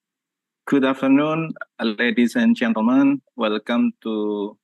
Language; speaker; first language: English; non-native, learner; Indonesian